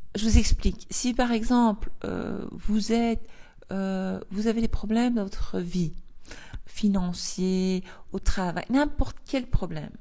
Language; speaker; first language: French; native; French